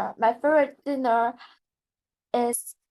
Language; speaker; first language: English; non-native, learner; Chinese